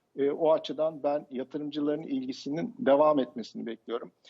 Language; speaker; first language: Turkish; native; Turkish